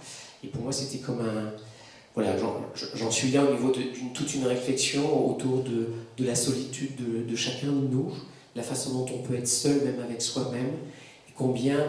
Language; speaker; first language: French; native; French